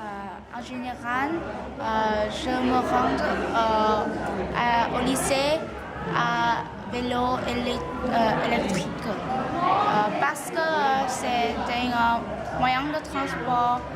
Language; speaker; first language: French; non-native, learner; Vietnamese